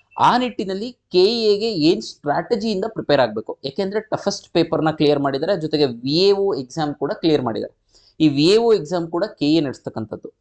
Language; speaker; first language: Kannada; native; Kannada